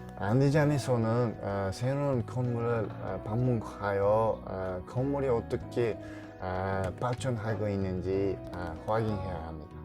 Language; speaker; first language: Korean; non-native, learner; Uzbek